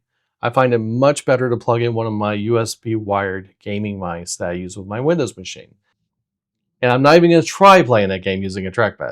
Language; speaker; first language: English; native; English